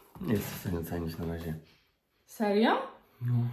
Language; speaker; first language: Polish; native; Polish